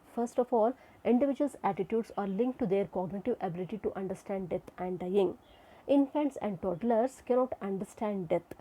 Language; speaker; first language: English; non-native, local second language; Kannada